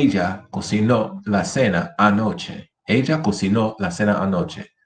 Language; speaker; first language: Spanish; non-native, fluent; English